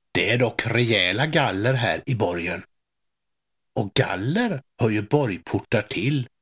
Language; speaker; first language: Swedish; native; Swedish